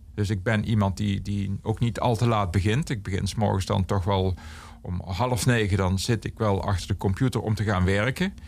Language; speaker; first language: Dutch; native; Dutch